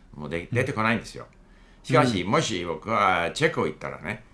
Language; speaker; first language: Japanese; non-native, fluent; English